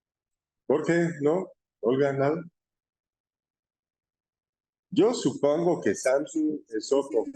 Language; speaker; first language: Spanish; native; Spanish